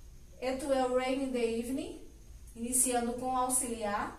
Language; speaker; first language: English; non-native, learner; Portuguese